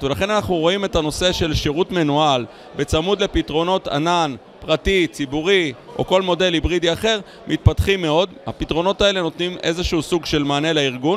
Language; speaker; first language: Hebrew; native; Hebrew